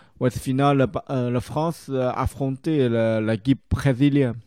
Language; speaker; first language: French; non-native, learner; Chinese